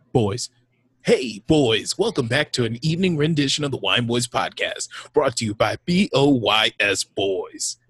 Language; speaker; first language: English; native; English